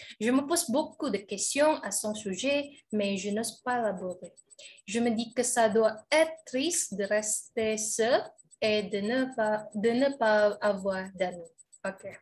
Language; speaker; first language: French; non-native, fluent; Indonesian